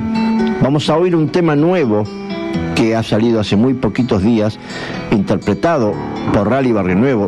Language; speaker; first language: Spanish; native; Spanish